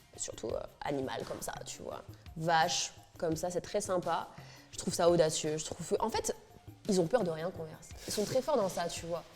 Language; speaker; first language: French; native; French